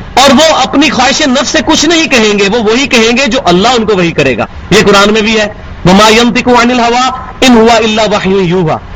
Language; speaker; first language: Urdu; non-native, local second language; Punjabi